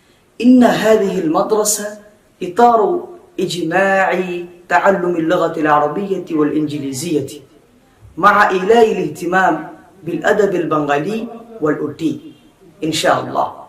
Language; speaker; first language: Arabic; non-native, fluent; Bangla